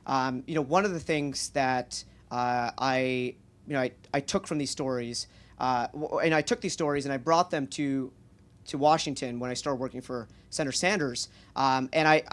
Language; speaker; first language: English; native; English